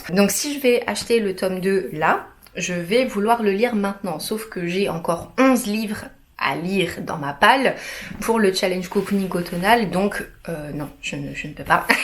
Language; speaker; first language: French; native; French